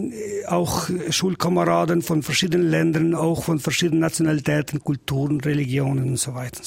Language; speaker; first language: German; non-native, learner; Albanian